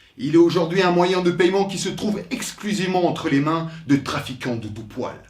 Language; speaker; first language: French; early bilingual, other home language; Russian